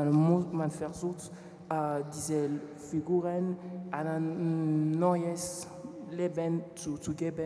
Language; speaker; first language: German; non-native, learner; French